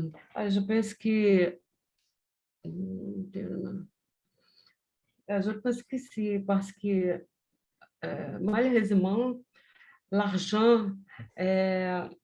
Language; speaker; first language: French; non-native, learner; Portuguese